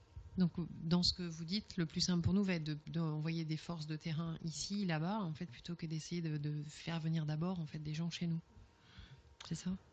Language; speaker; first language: French; native; French